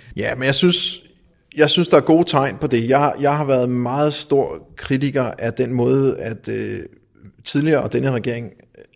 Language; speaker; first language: Danish; native; Danish